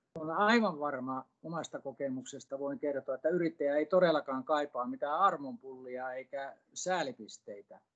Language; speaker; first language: Finnish; native; Finnish